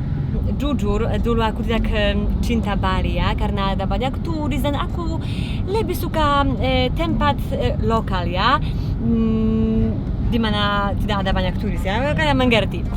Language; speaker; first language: Indonesian; non-native, fluent; Polish